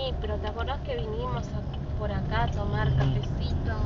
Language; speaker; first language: Spanish; native; Spanish